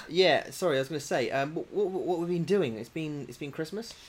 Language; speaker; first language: English; native; English